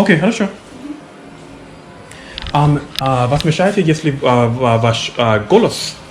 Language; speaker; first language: Russian; non-native, learner; English